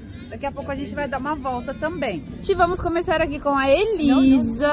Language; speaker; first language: Portuguese; native; Portuguese